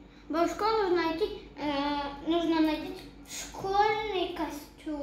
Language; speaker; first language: Russian; early bilingual, heritage; Tajik